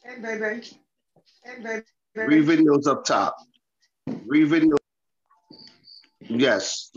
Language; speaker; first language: English; native; English